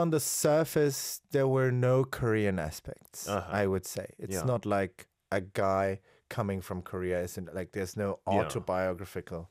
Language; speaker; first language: English; non-native, fluent; German